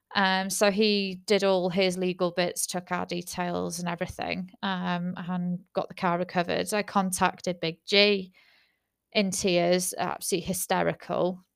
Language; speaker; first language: English; native; English